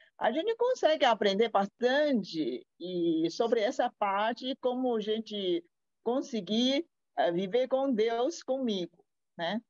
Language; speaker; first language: Portuguese; non-native, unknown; Chinese